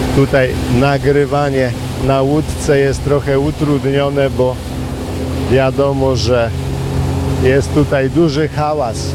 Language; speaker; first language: Polish; native; Polish